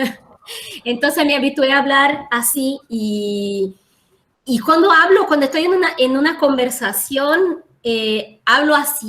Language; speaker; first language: Spanish; non-native, fluent; Portuguese